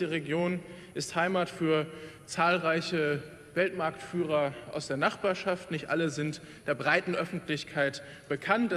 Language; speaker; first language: German; native; German